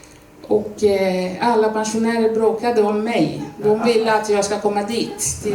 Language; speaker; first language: Swedish; non-native, fluent; Swahili